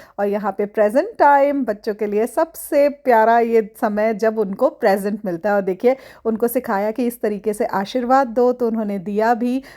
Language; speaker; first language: Hindi; native; Hindi